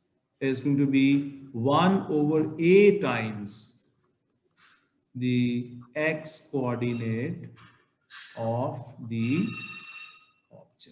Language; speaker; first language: English; non-native, local second language; Urdu